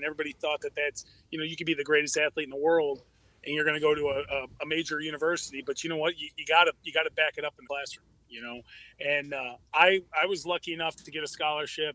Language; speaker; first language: English; native; English